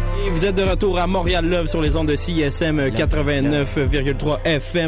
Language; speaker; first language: French; native; French